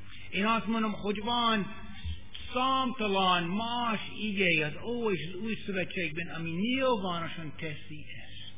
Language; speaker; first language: Hungarian; non-native, fluent; English